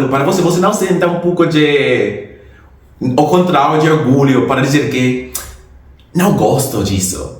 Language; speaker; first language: Portuguese; non-native, fluent; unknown